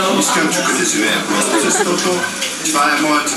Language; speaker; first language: Bulgarian; non-native, learner; English